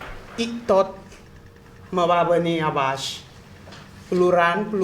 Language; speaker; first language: Catalan; non-native, fluent; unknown